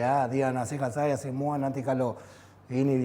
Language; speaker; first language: Indonesian; non-native, fluent; Spanish